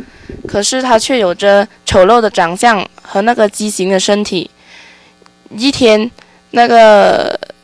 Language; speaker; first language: Spanish; non-native, learner; Chinese